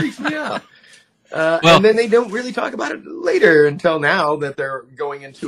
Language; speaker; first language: English; native; English